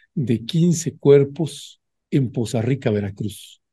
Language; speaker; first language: Spanish; native; Spanish